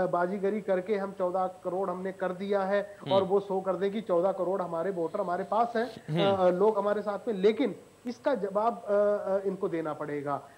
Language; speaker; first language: Hindi; native; Hindi